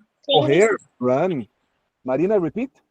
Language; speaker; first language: English; non-native, fluent; Portuguese